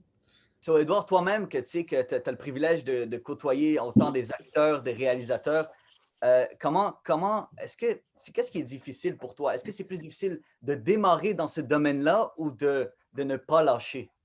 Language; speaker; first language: French; native; French